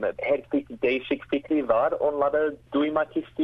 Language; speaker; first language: Turkish; early bilingual, heritage; Turkish